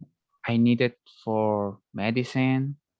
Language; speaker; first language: English; non-native, learner; Spanish